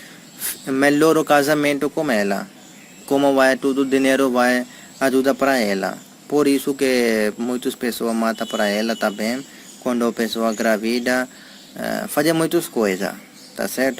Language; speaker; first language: Portuguese; non-native, learner; Hindi